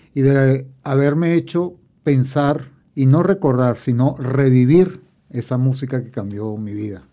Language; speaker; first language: Spanish; native; Spanish